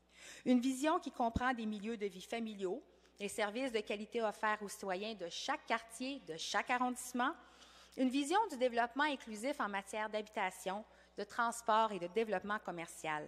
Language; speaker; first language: French; native; French